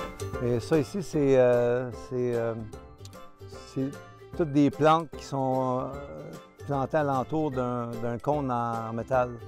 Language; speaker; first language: French; native; French